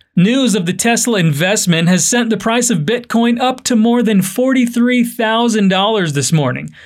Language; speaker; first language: English; native; English